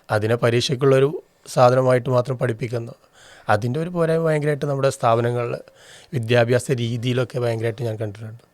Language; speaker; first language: Malayalam; native; Malayalam